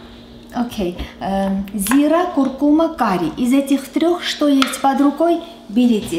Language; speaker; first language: Russian; non-native, fluent; Armenian